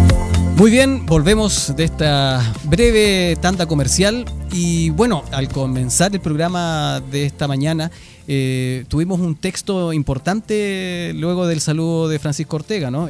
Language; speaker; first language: Spanish; native; Spanish